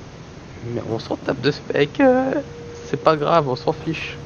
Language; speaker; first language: French; native; French